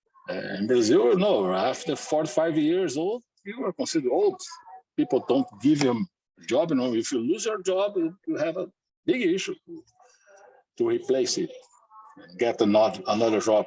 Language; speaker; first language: English; non-native, learner; Portuguese